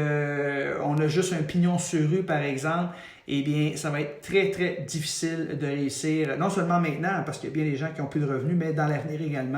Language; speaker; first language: French; native; French